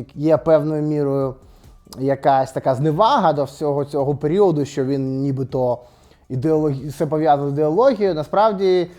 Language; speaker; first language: Ukrainian; native; Ukrainian